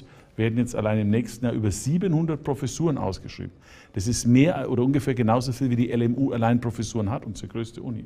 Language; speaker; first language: German; native; German